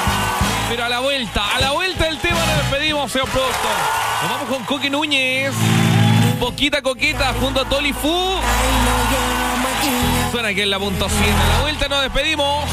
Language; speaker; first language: Spanish; native; Spanish